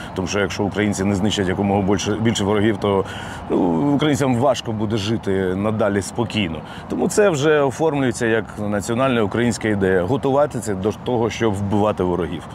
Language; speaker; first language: Ukrainian; non-native, local second language; Russian